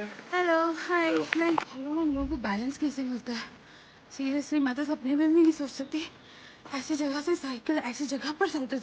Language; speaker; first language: Hindi; non-native, local second language; Malayalam